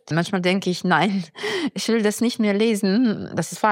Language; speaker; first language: German; non-native, fluent; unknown